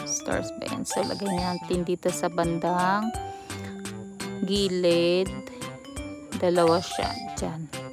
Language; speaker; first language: Filipino; native; Filipino